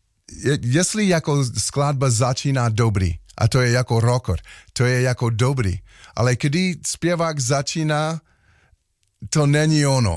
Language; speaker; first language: Czech; non-native, learner; English